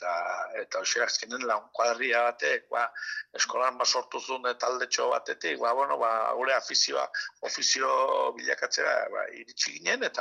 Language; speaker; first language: Basque; native; Basque